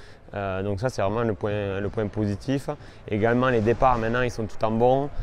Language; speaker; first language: French; native; French